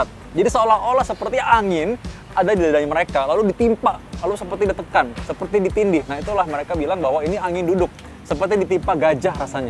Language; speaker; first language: Indonesian; native; Indonesian